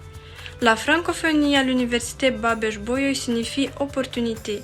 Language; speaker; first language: French; non-native, fluent; Romanian